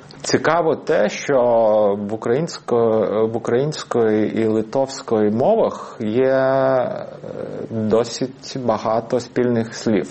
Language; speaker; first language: Ukrainian; non-native, fluent; Lithuanian